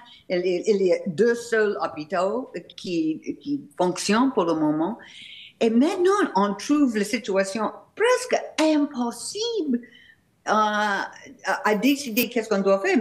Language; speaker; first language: French; non-native, fluent; English